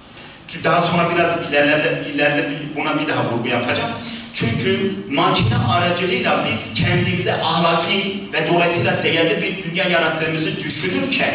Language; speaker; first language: Turkish; native; Turkish